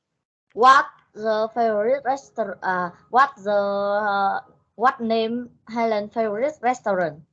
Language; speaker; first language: English; non-native, learner; Vietnamese